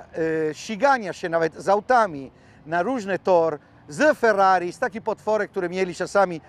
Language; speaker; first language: Polish; non-native, fluent; Italian